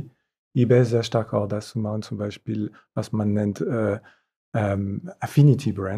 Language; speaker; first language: German; non-native, fluent; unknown